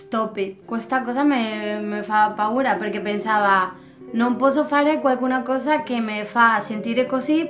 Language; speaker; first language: Italian; non-native, learner; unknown